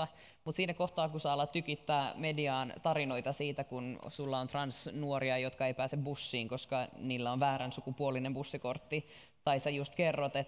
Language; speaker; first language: Finnish; native; Finnish